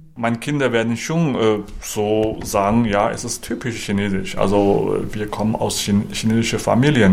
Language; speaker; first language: German; non-native, fluent; Chinese